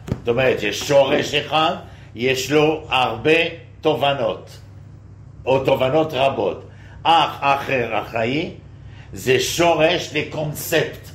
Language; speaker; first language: Hebrew; non-native, fluent; French